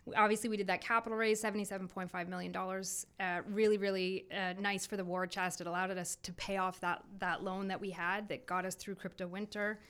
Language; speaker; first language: English; native; English